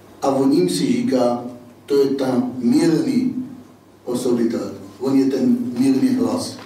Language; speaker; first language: Czech; non-native, fluent; Hebrew